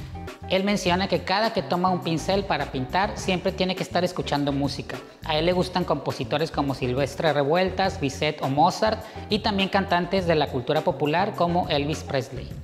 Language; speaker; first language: Spanish; native; Spanish